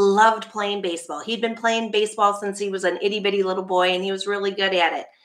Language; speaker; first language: English; native; English